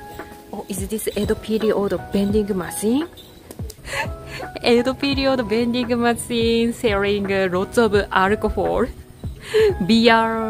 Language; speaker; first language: English; non-native, learner; Japanese